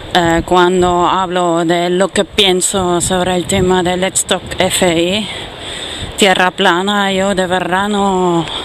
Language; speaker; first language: Spanish; non-native, fluent; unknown